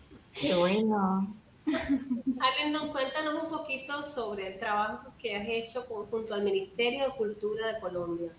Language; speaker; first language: Spanish; native; Spanish